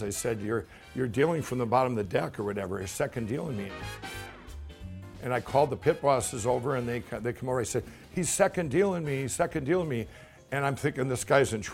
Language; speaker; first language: English; native; English